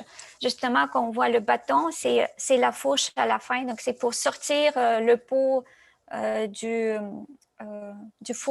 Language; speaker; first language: French; non-native, fluent; Russian